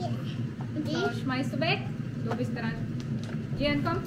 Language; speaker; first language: German; non-native, fluent; Filipino